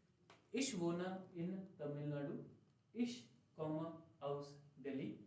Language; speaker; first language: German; non-native, fluent; Hindi